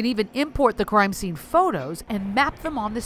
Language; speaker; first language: English; native; English